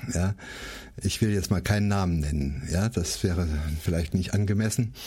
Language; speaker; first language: German; native; German